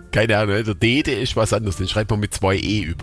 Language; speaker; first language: German; native; German